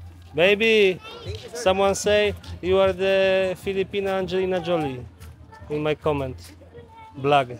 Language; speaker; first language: English; non-native, learner; Polish